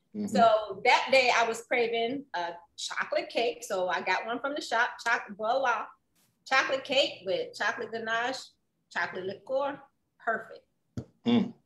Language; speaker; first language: English; native; English